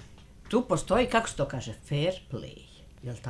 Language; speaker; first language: Croatian; native; Croatian